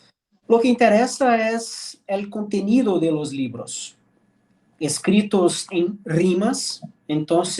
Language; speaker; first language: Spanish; non-native, learner; Portuguese